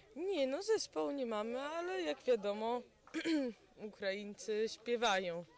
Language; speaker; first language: Polish; early bilingual, heritage; Ukrainian